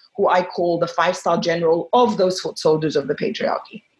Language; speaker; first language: English; non-native, fluent; Arabic